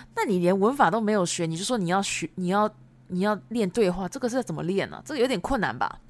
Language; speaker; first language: Chinese; early bilingual, other home language; Japanese